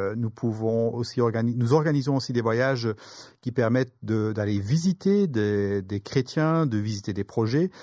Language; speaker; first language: French; native; French